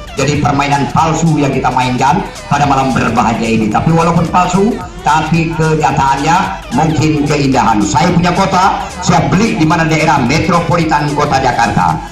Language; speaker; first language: Indonesian; non-native, local second language; Achinese